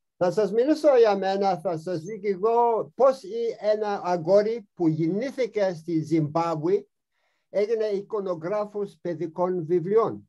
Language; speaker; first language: Greek; non-native, learner; English